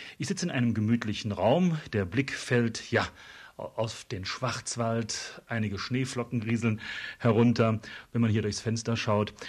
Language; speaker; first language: German; native; German